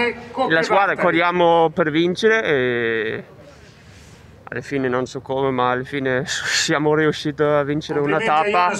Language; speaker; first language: Italian; non-native, fluent; Danish